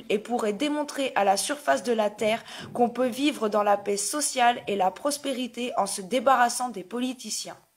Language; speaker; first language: French; native; French